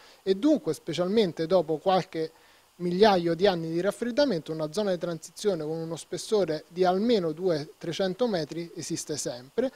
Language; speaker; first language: Italian; native; Italian